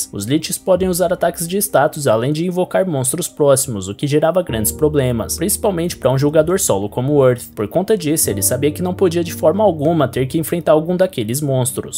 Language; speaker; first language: Portuguese; native; Portuguese